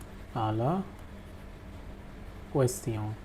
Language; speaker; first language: French; non-native, fluent; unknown